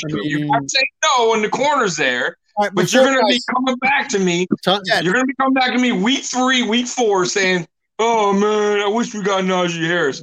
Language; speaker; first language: English; native; English